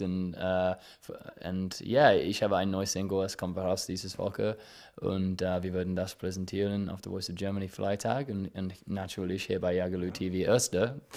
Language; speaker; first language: German; non-native, learner; English